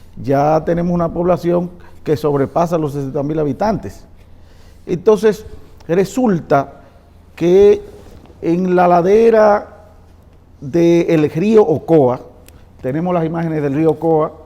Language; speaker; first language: Spanish; native; Spanish